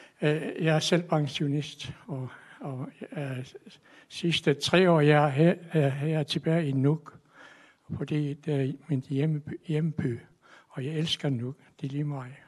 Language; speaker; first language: Danish; non-native, local second language; Kalaallisut